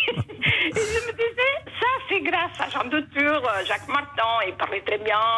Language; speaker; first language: French; non-native, fluent; Portuguese